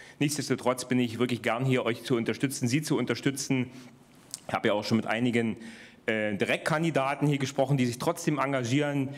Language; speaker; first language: German; native; German